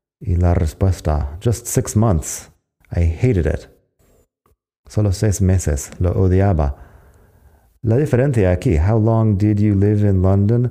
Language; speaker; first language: Spanish; non-native, fluent; English